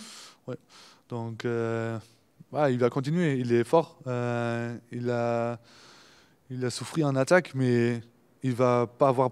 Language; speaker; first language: French; non-native, fluent; Turkish